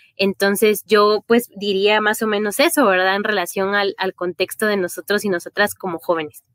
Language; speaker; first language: Spanish; native; Spanish